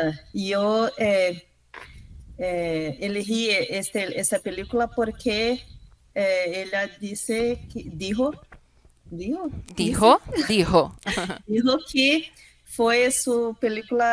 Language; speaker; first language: Spanish; non-native, learner; Portuguese